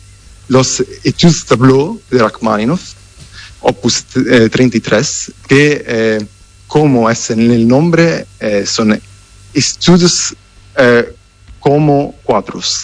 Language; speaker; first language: Spanish; non-native, fluent; Italian